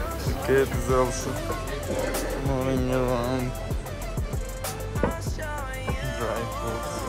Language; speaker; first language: English; non-native, local second language; Bangla